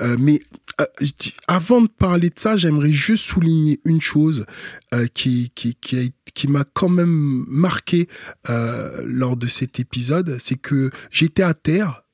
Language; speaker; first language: French; early bilingual, other home language; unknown